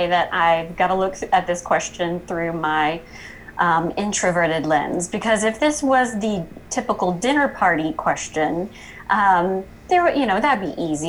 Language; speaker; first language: English; native; English